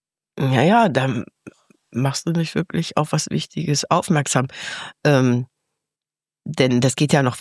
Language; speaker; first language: German; native; German